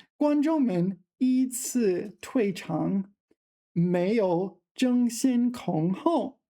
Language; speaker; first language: Chinese; non-native, fluent; English